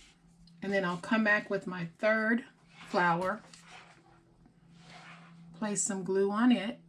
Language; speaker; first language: English; native; English